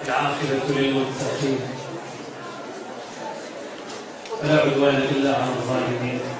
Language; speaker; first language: Arabic; native; Arabic